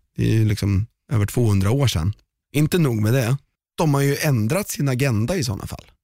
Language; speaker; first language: Swedish; native; Swedish